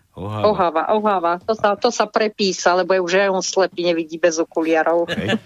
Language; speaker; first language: Slovak; native; Slovak